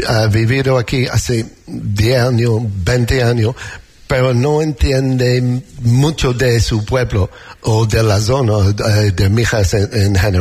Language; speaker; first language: Spanish; non-native, learner; English